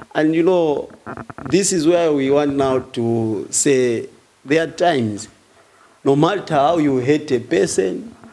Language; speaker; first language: English; non-native, local second language; Swahili